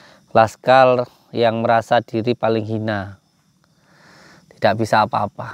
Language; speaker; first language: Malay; non-native, local second language; Javanese